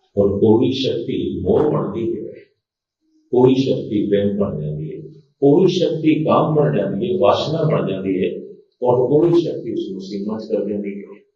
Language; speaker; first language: Urdu; non-native, local second language; Punjabi